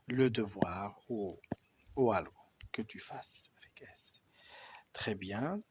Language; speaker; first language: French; non-native, fluent; Spanish